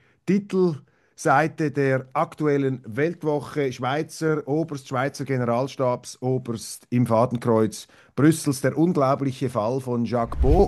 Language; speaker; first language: German; native; German